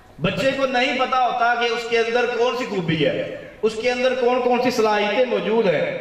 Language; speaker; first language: Urdu; non-native, local second language; Punjabi